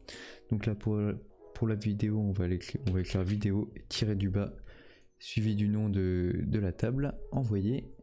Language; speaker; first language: French; native; French